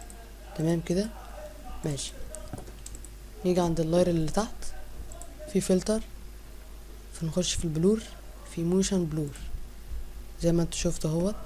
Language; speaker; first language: Arabic; native; Arabic